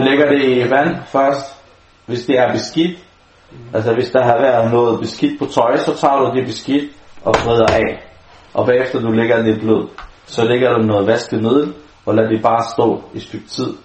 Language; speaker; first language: Danish; non-native, local second language; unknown